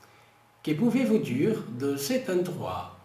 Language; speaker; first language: French; non-native, fluent; Portuguese